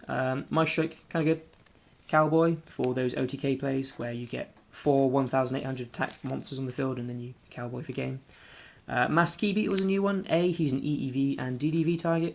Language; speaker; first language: English; native; English